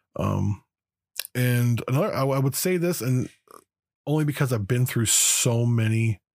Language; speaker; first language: English; native; English